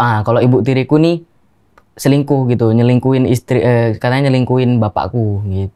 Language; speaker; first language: Indonesian; non-native, local second language; Javanese